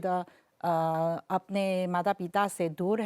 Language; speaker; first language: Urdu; non-native, learner; Chinese